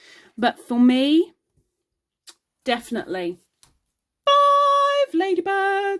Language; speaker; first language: English; native; English